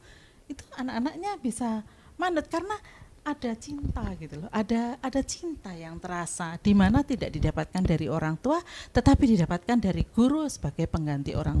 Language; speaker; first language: Indonesian; non-native, local second language; Javanese